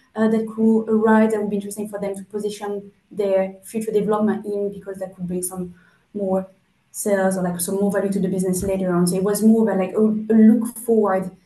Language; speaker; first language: English; non-native, fluent; French